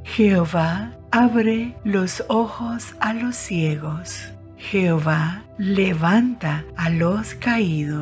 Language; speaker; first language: Spanish; native; Spanish